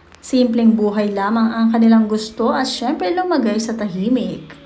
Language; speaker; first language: Filipino; native; Filipino